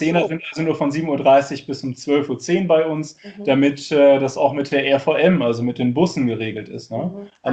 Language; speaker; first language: German; native; German